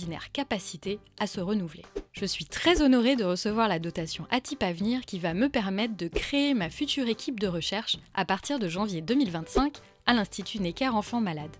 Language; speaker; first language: French; early bilingual, other home language; Arabic